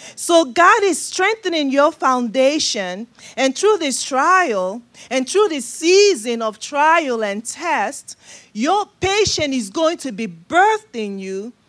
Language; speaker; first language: English; non-native, local second language; Igbo